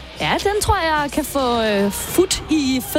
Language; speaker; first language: Danish; native; Danish